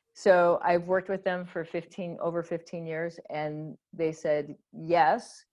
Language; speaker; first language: English; native; English